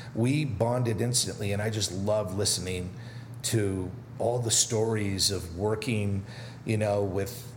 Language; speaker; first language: English; native; English